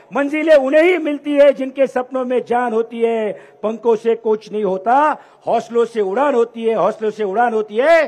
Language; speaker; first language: Hindi; non-native, local second language; Marathi